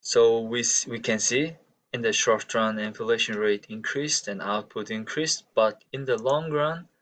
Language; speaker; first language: English; non-native, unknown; Mongolian